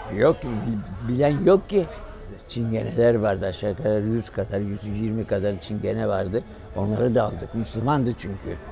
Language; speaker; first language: Turkish; early bilingual, other home language; Greek